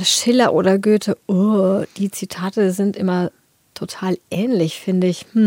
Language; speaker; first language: German; native; German